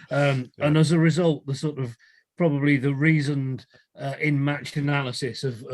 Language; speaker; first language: English; native; English